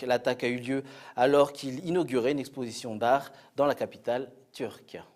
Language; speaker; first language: French; non-native, local second language; Malagasy